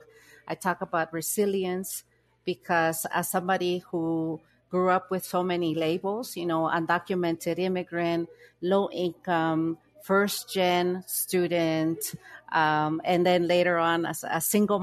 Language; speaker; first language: English; early bilingual, other home language; Spanish